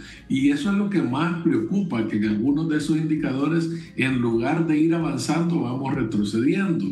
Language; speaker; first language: Spanish; native; Spanish